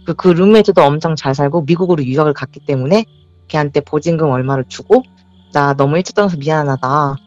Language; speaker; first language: Korean; native; Korean